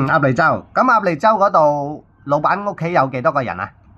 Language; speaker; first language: Cantonese; native; Cantonese